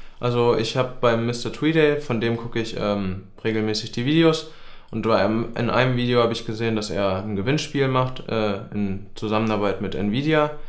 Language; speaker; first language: German; native; German